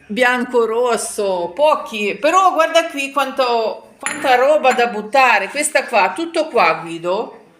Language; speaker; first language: Italian; non-native, learner; Ukrainian